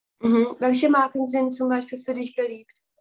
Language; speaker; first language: German; non-native, fluent; Czech